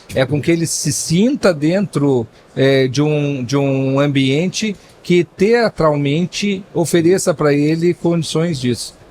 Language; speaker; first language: Portuguese; native; Portuguese